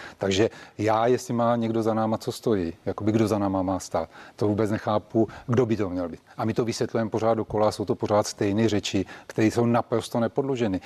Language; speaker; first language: Czech; native; Czech